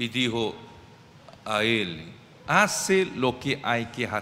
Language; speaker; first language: Spanish; non-native, fluent; Portuguese